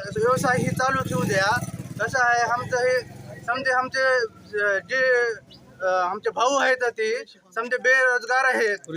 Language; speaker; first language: Marathi; non-native, local second language; Urdu